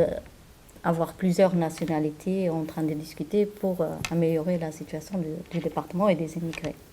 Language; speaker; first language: French; non-native, fluent; Portuguese